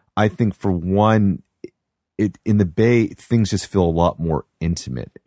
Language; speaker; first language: English; native; English